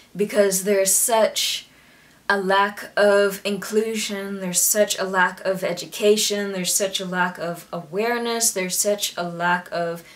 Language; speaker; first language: English; native; English